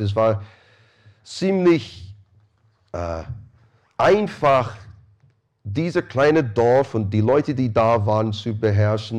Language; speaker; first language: German; non-native, fluent; English